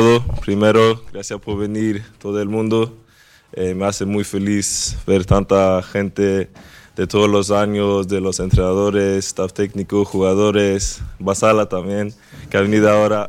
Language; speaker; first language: Spanish; non-native, fluent; Swedish